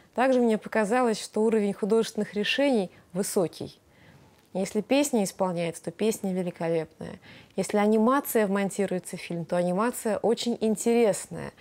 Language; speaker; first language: Russian; non-native, local second language; Tatar